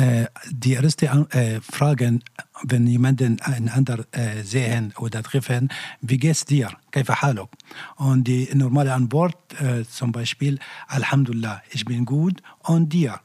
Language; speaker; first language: German; non-native, learner; Arabic